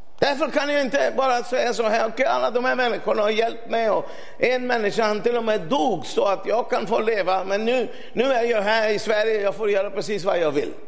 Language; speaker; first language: Swedish; non-native, fluent; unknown